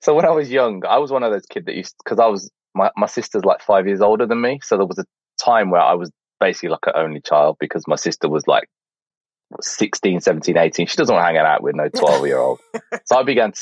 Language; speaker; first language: English; native; English